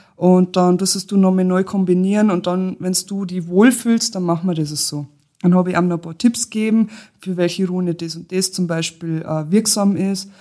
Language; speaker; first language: German; native; German